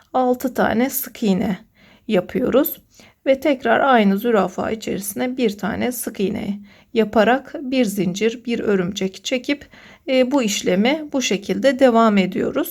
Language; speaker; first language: Turkish; native; Turkish